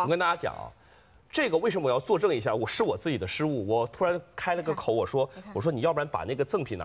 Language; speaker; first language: Chinese; native; Chinese